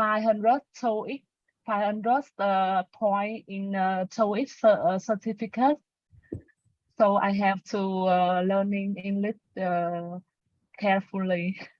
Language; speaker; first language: English; non-native, learner; Vietnamese